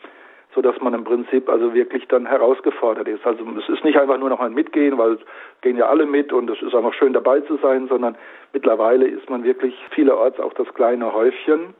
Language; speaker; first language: German; native; German